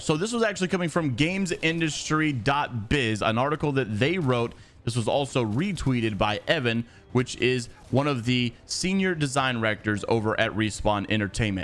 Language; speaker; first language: English; native; English